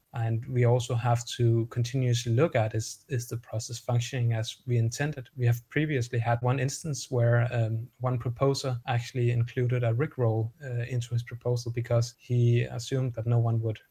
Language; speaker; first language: English; non-native, fluent; Danish